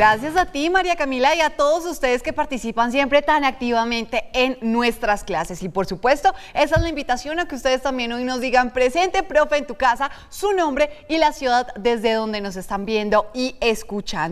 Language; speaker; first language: Spanish; native; Spanish